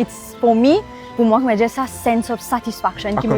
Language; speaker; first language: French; non-native, local second language; Morisyen